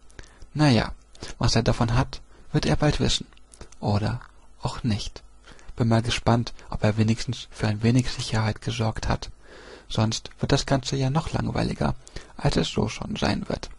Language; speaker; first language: German; native; German